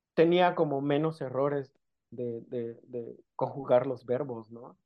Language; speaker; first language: Spanish; non-native, local second language; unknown